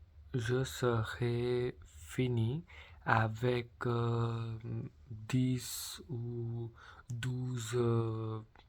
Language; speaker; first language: French; non-native, learner; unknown